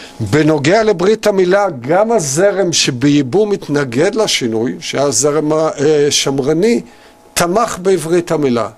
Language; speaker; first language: Hebrew; native; Hebrew